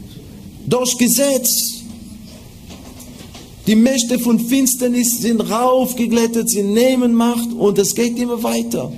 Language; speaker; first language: German; non-native, fluent; Hebrew